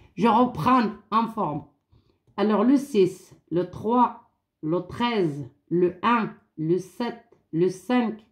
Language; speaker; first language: French; non-native, local second language; Arabic